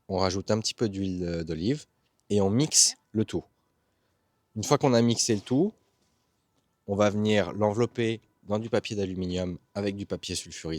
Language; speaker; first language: French; native; French